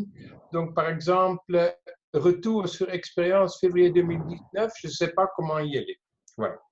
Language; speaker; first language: French; non-native, fluent; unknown